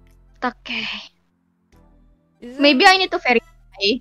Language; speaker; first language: English; non-native, learner; Indonesian